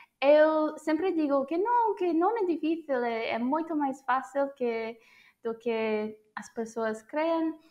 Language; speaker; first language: Portuguese; non-native, fluent; English